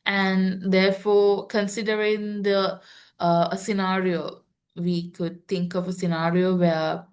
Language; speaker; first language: English; non-native, local second language; Sinhala